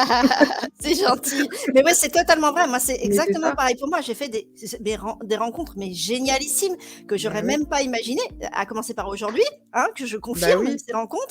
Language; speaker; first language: French; native; French